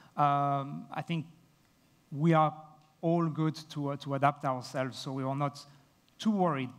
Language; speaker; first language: English; non-native, fluent; French